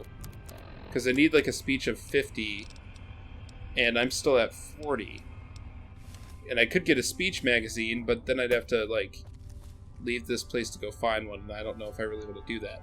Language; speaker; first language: English; native; English